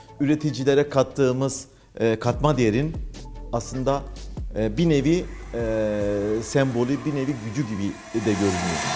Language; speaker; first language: Turkish; native; Turkish